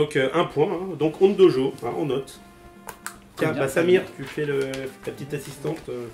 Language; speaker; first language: French; native; French